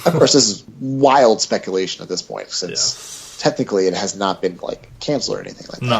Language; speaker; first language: English; native; English